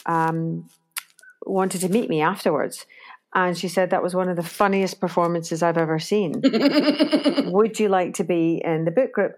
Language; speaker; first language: English; native; English